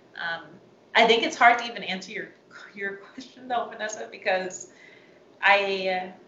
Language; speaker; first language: English; native; English